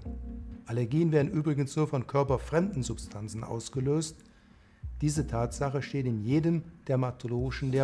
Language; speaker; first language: German; native; German